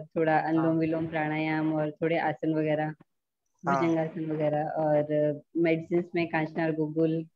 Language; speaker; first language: Hindi; native; Hindi